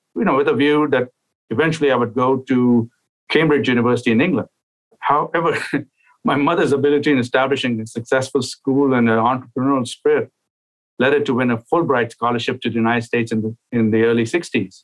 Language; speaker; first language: English; non-native, local second language; Urdu